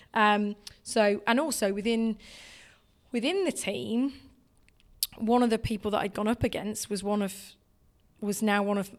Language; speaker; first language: English; native; English